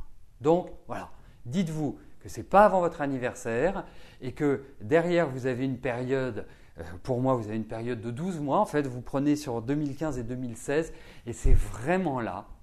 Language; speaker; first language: French; native; French